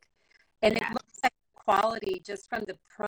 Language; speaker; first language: English; non-native, fluent; Spanish